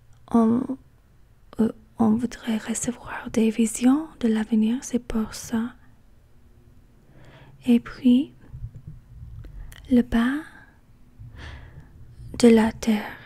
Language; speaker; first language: French; non-native, learner; English